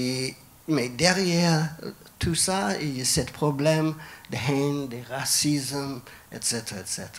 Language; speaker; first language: French; non-native, fluent; English